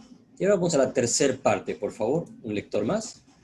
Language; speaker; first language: Spanish; native; Spanish